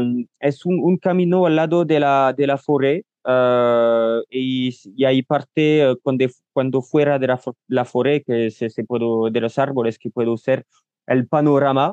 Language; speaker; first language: Spanish; non-native, learner; French